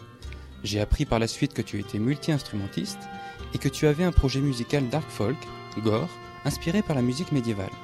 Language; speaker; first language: French; native; French